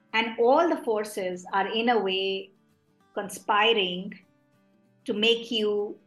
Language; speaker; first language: English; non-native, local second language; Hindi